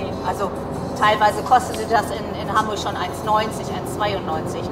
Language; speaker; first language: German; native; German